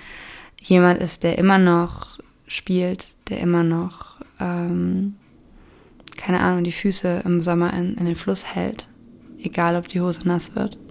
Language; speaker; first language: German; native; German